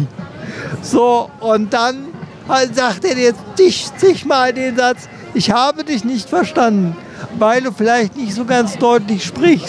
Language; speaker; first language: German; native; German